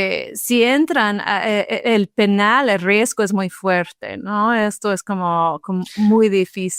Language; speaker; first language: Spanish; non-native, fluent; English